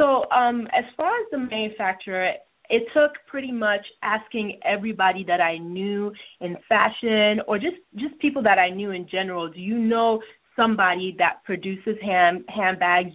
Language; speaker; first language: English; non-native, local second language; Yoruba